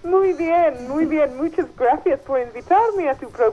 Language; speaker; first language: Spanish; non-native, fluent; English